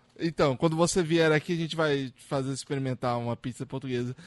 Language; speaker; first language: Portuguese; native; Portuguese